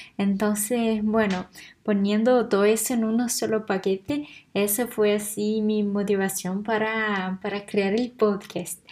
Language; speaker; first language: Spanish; non-native, fluent; Portuguese